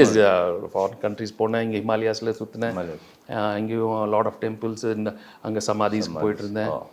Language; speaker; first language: Tamil; non-native, local second language; Telugu